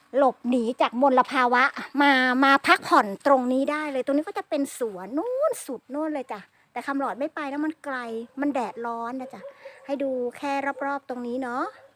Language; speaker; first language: Thai; native; Thai